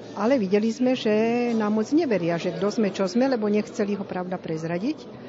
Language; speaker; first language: Slovak; native; Slovak